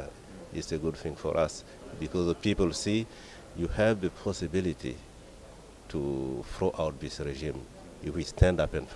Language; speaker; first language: English; non-native, learner; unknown